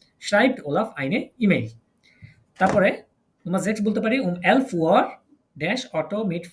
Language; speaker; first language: German; non-native, learner; Bangla